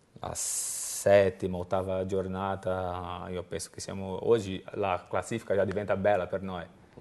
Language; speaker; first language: Italian; non-native, learner; Portuguese